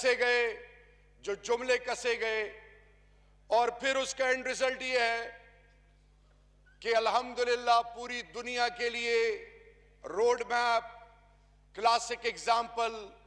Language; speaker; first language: Urdu; non-native, local second language; Pashto